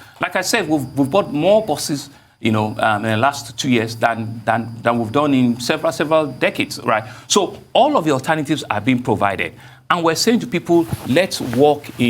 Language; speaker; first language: English; non-native, local second language; Yoruba